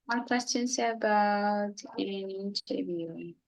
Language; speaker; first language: English; non-native, fluent; Spanish